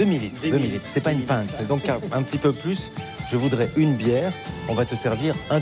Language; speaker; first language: French; native; French